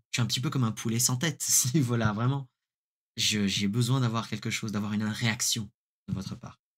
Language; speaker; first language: French; native; French